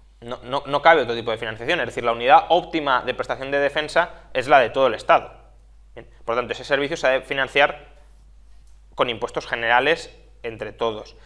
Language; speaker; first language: Spanish; native; Spanish